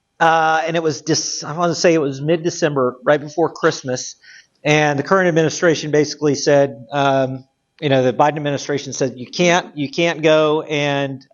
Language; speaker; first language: English; native; English